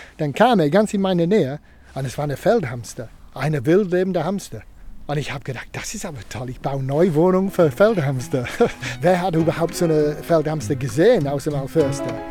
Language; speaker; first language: German; non-native, fluent; English